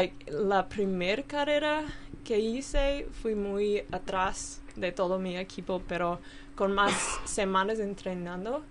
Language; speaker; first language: Spanish; non-native, learner; English